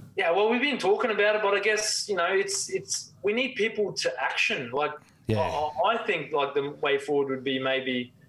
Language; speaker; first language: English; native; English